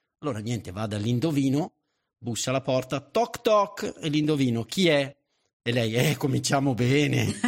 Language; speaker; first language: Italian; native; Italian